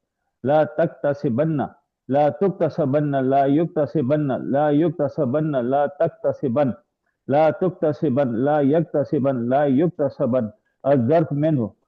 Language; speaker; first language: Arabic; non-native, learner; Urdu